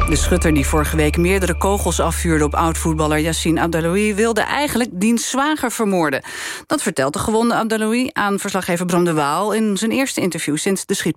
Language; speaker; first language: Dutch; native; Dutch